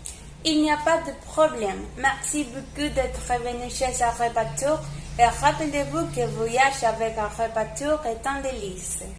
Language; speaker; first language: French; non-native, learner; Spanish